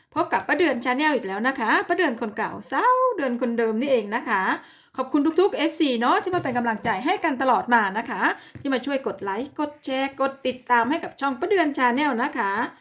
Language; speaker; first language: Thai; native; Thai